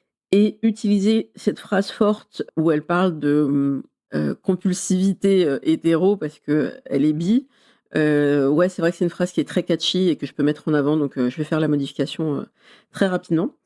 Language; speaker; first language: French; native; French